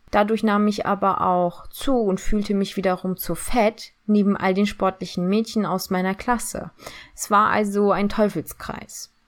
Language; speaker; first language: German; early bilingual, other home language; Turkish